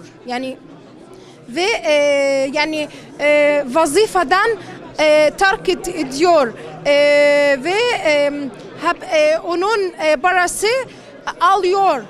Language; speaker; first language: Turkish; non-native, learner; Arabic